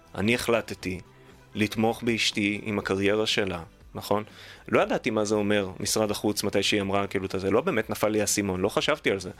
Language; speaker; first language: Hebrew; native; Hebrew